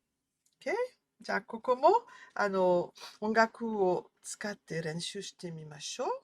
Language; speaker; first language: Japanese; non-native, fluent; French